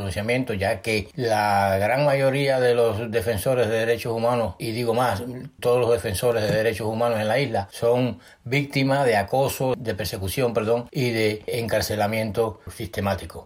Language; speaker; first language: Spanish; native; Spanish